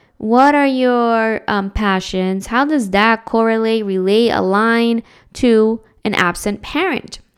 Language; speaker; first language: English; early bilingual, other home language; Spanish